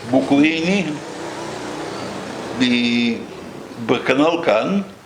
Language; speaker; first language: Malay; non-native, fluent; Dutch